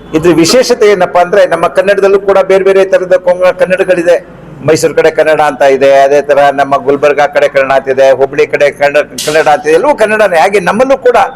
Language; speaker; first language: Kannada; non-native, local second language; Konkani